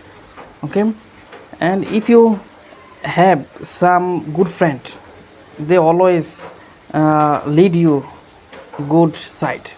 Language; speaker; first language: English; non-native, learner; Bangla